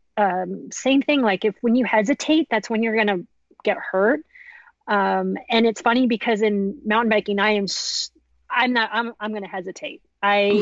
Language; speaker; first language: English; native; English